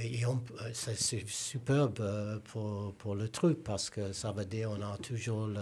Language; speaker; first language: French; non-native, learner; English